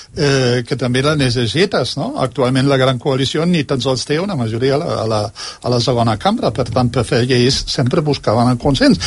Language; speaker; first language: Catalan; non-native, fluent; German